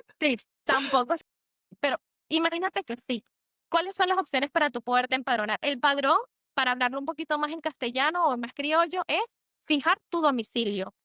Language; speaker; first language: Spanish; native; Spanish